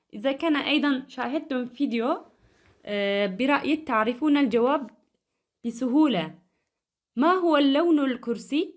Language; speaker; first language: Arabic; non-native, fluent; Turkish